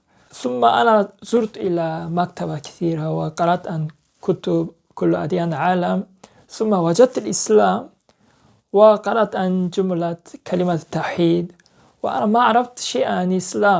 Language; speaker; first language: Arabic; non-native, learner; Korean